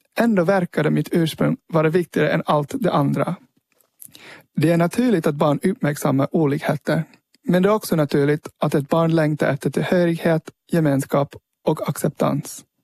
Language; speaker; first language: Swedish; early bilingual, heritage; Swedish